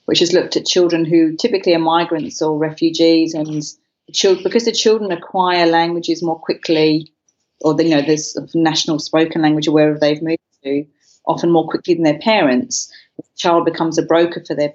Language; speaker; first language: English; non-native, local second language; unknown